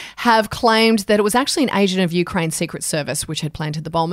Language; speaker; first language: English; native; English